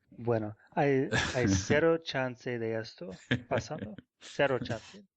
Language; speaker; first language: Spanish; non-native, fluent; English